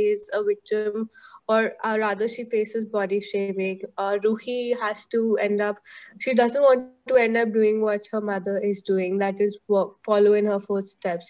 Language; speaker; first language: English; non-native, local second language; Hindi